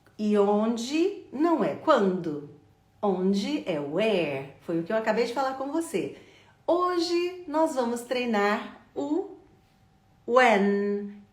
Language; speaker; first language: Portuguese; native; Portuguese